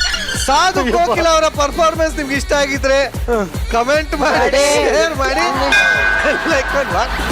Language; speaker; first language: Kannada; native; Kannada